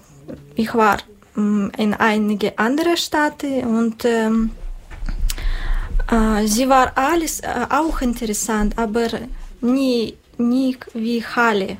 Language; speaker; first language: German; non-native, learner; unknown